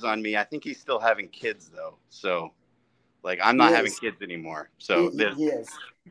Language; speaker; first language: English; native; English